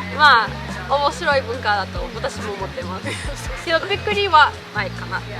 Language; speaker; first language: Japanese; non-native, fluent; English